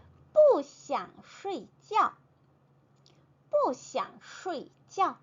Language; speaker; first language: Chinese; non-native, fluent; Korean